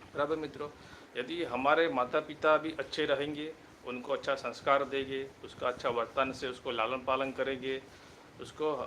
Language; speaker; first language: Hindi; non-native, local second language; Gujarati